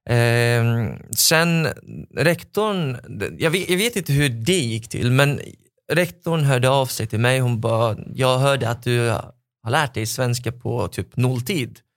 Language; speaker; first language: Swedish; non-native, fluent; Arabic